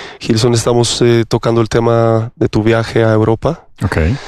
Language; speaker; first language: Spanish; non-native, fluent; Polish